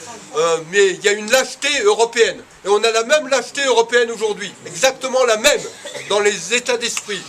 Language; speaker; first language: French; native; French